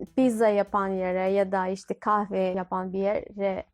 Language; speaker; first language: Turkish; non-native, fluent; Russian